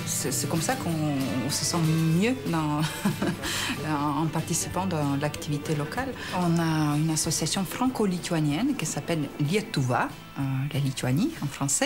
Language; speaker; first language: French; non-native, fluent; Lithuanian